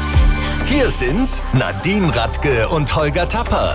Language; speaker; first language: German; native; German